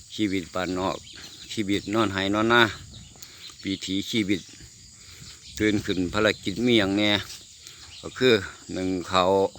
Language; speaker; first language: Thai; native; Thai